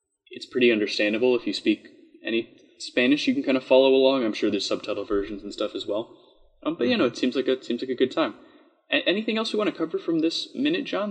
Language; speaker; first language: English; native; English